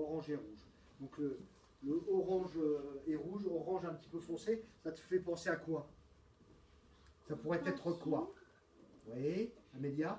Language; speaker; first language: French; native; French